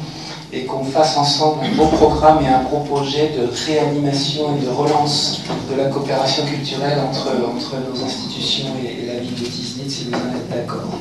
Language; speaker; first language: French; native; French